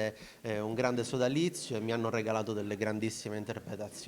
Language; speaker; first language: Italian; native; Italian